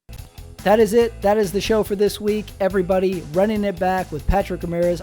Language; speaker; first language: English; native; English